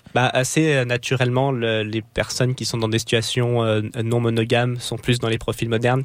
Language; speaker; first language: French; native; French